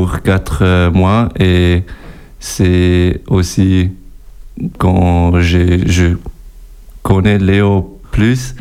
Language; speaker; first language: French; non-native, local second language; German